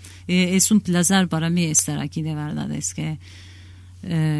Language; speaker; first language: Spanish; non-native, learner; Kurdish